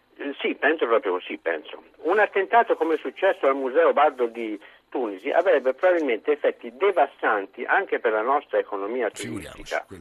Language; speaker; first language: Italian; native; Italian